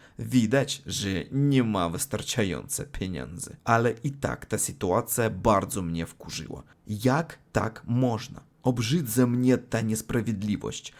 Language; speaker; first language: Polish; non-native, learner; Russian